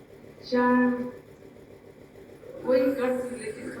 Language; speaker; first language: Hindi; non-native, local second language; Gujarati